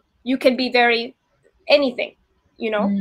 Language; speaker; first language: English; non-native, fluent; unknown